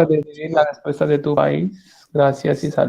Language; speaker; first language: Spanish; non-native, fluent; Hindi